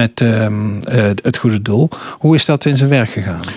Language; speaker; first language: Dutch; native; Dutch